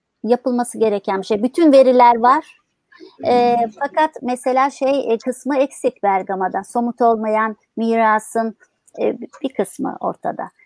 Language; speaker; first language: Turkish; native; Turkish